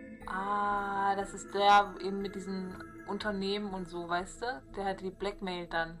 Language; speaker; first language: German; native; German